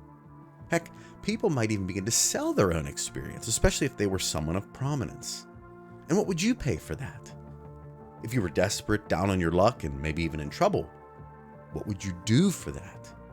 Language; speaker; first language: English; native; English